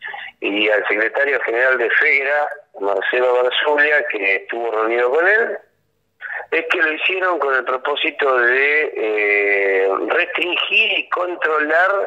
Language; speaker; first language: Spanish; native; Spanish